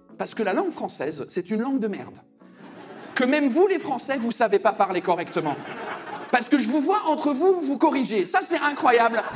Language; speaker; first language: French; early bilingual, other home language; English